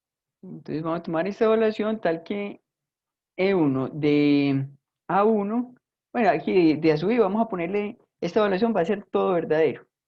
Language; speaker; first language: Spanish; native; Spanish